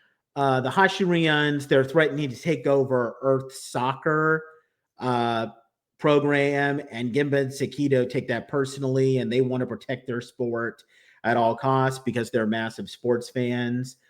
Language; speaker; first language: English; native; English